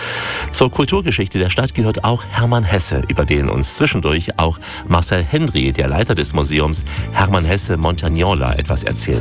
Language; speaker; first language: German; native; German